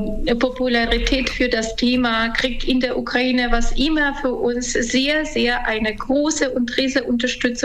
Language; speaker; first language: German; non-native, fluent; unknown